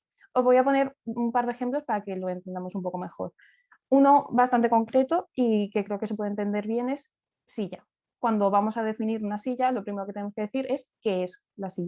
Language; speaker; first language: Spanish; native; Spanish